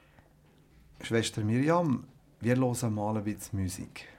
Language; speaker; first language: German; native; German